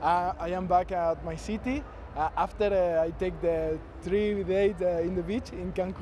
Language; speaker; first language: English; non-native, learner; Spanish